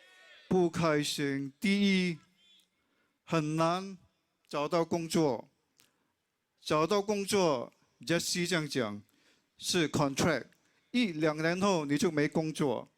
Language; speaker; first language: Chinese; non-native, local second language; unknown